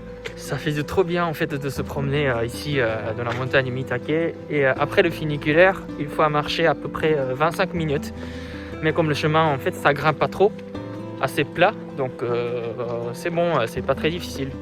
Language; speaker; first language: French; non-native, fluent; Japanese